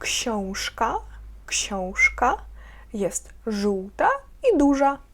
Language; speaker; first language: Polish; non-native, fluent; Ukrainian